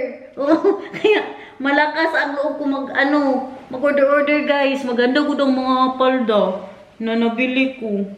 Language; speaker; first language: Filipino; non-native, local second language; Cebuano